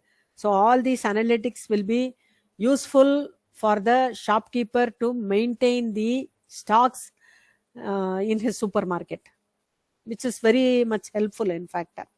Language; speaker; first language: English; non-native, local second language; Tamil